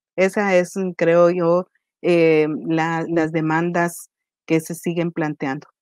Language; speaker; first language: Spanish; native; Spanish